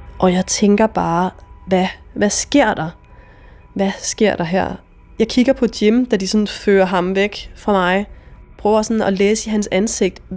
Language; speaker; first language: Danish; native; Danish